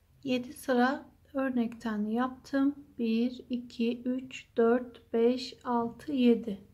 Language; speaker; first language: Turkish; native; Turkish